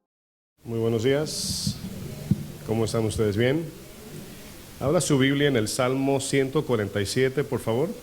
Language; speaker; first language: Spanish; native; Spanish